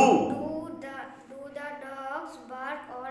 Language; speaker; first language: English; non-native, learner; Bangla